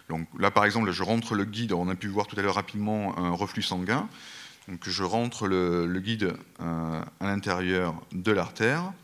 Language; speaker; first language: French; native; French